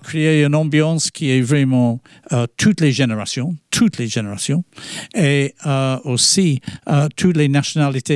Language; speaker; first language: French; non-native, fluent; English